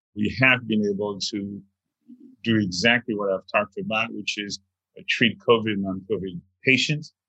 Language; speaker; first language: English; non-native, fluent; Haitian Creole